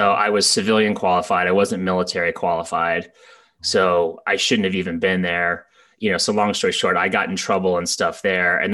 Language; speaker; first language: English; native; English